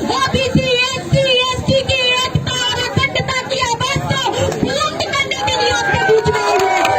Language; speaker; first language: Hindi; native; Hindi